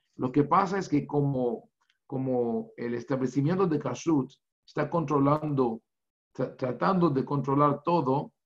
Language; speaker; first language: Spanish; non-native, fluent; Hebrew